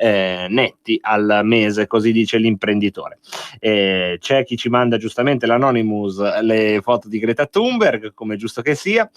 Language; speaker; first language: Italian; native; Italian